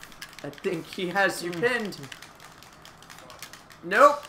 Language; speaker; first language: English; native; English